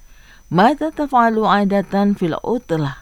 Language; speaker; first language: Arabic; non-native, fluent; Indonesian